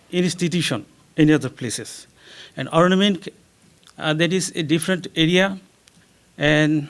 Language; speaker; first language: English; non-native, local second language; Bangla